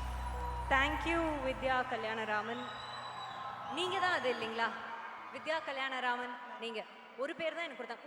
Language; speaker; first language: Tamil; native; Tamil